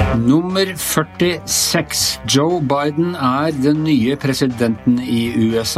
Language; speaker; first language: Norwegian; native; Norwegian